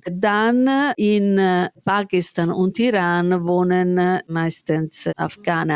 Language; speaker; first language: German; non-native, fluent; Italian